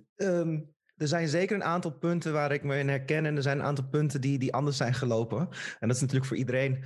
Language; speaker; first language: Dutch; native; Dutch